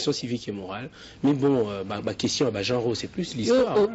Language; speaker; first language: French; non-native, local second language; Lingala